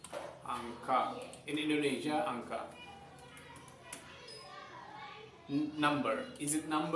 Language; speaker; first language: English; non-native, learner; Javanese